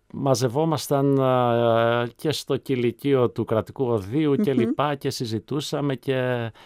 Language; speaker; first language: Greek; early bilingual, other home language; Czech